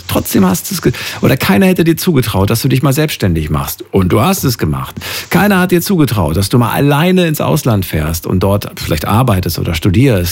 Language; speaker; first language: German; native; German